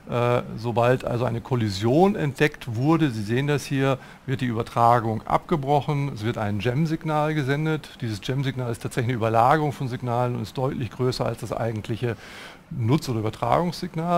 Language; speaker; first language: German; native; German